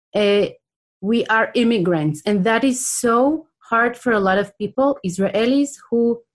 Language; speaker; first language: English; non-native, fluent; Hebrew